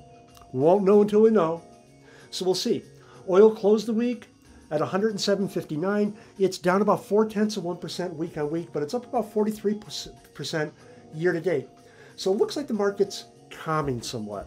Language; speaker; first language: English; native; English